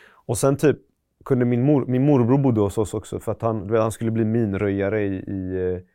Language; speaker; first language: Swedish; early bilingual, other home language; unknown